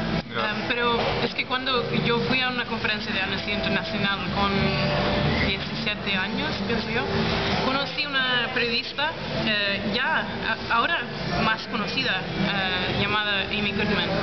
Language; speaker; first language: Spanish; non-native, fluent; English